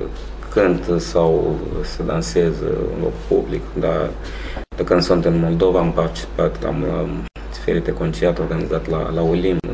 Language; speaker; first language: Romanian; non-native, fluent; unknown